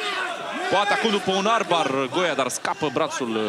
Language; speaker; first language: Romanian; native; Romanian